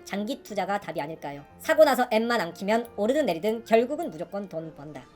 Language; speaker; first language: Korean; native; Korean